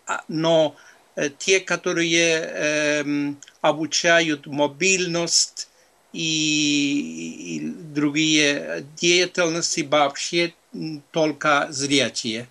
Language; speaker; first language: Russian; non-native, fluent; Spanish